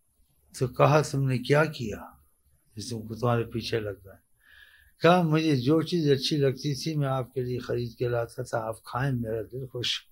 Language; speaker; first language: Urdu; native; Urdu